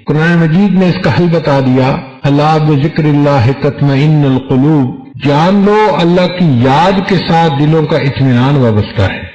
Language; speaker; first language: Urdu; non-native, local second language; Punjabi